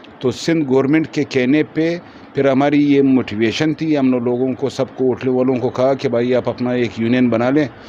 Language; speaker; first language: Urdu; non-native, local second language; Pashto